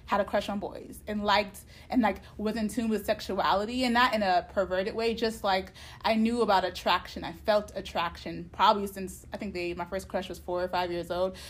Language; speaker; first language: English; native; English